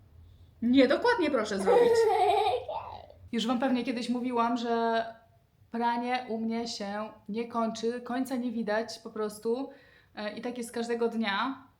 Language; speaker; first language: Polish; native; Polish